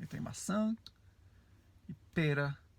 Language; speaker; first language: Portuguese; non-native, fluent; English